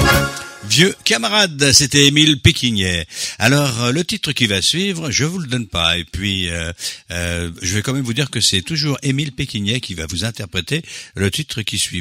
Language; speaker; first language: French; native; French